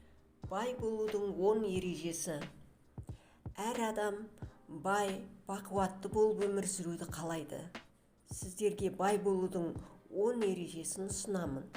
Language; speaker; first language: Kazakh; native; Kazakh